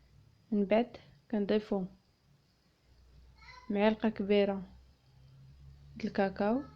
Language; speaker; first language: Arabic; native; Arabic